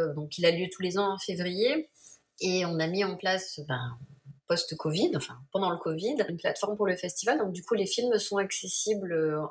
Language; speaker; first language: French; native; French